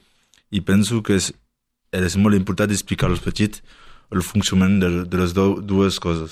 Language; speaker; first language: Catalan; non-native, learner; French